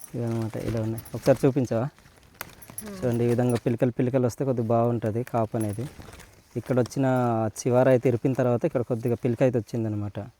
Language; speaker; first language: Telugu; non-native, local second language; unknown